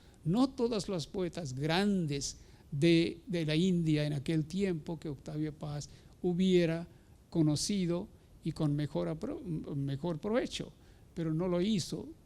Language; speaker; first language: Spanish; non-native, fluent; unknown